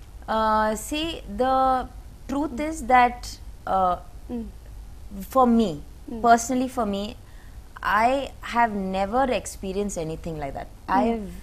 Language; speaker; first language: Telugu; non-native, learner; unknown